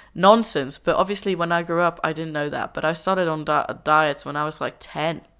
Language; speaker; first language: English; non-native, fluent; Dutch